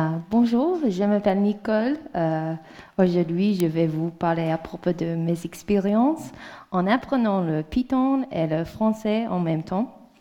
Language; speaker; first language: French; non-native, learner; English